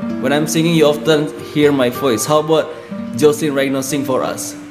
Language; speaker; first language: English; non-native, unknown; Indonesian